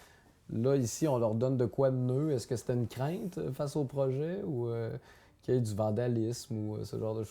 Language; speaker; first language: French; native; French